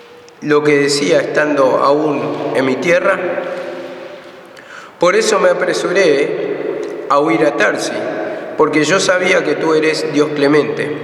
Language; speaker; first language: Spanish; native; Spanish